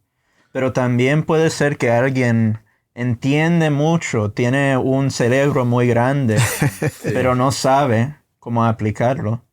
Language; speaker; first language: Spanish; non-native, fluent; English